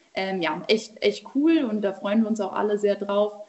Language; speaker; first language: German; native; German